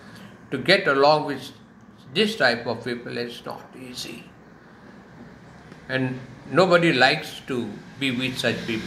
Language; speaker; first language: Hindi; native; Hindi